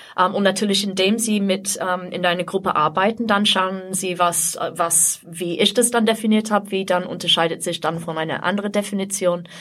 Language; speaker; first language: German; non-native, fluent; English